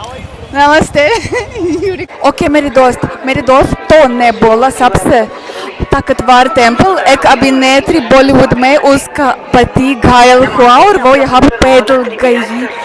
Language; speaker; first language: Hindi; non-native, learner; Russian